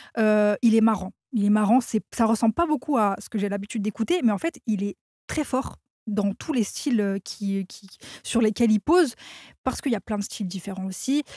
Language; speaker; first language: French; native; French